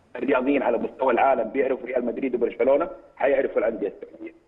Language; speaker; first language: Arabic; native; Arabic